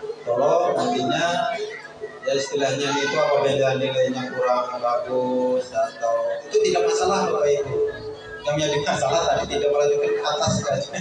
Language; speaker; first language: Indonesian; non-native, local second language; Banjar